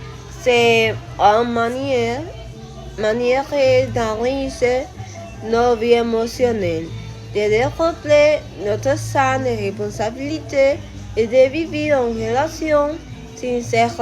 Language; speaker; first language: French; non-native, learner; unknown